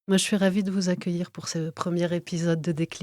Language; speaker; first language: French; native; French